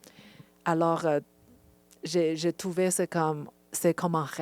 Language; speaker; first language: French; non-native, fluent; Chinese